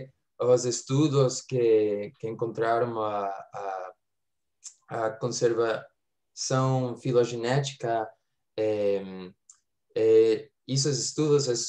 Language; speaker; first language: Portuguese; non-native, fluent; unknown